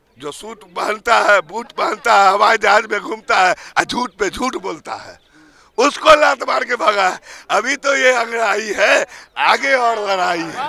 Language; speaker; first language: Hindi; native; Hindi